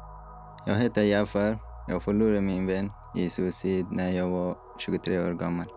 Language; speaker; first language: Swedish; non-native, fluent; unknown